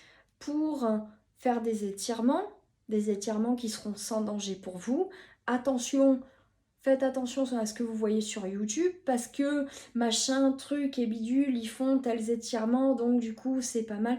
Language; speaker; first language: French; native; French